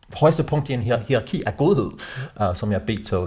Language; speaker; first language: Danish; non-native, fluent; English